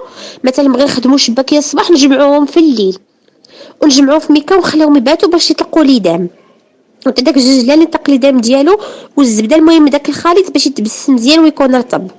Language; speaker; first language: Arabic; native; Arabic